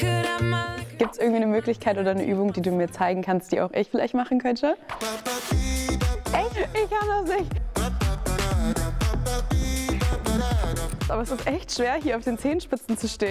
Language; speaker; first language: German; native; German